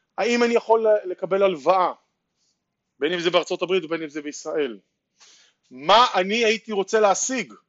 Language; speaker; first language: Hebrew; native; Hebrew